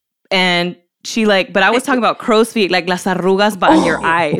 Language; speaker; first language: English; early bilingual, other home language; Spanish